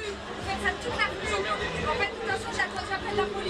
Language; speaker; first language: French; native; French